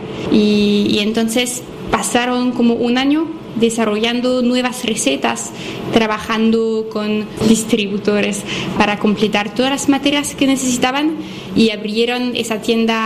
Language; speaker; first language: Spanish; non-native, fluent; French